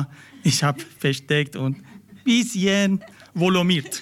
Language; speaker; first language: German; non-native, learner; Persian